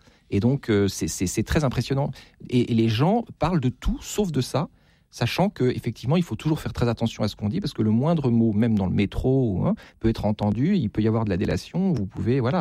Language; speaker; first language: French; native; French